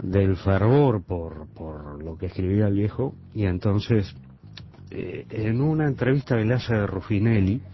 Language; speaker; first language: Spanish; native; Spanish